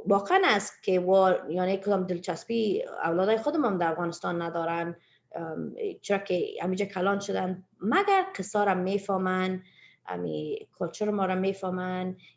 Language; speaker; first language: Persian; early bilingual, heritage; Persian